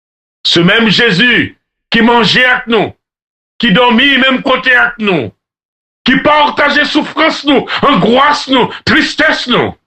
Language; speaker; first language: French; non-native, local second language; Haitian Creole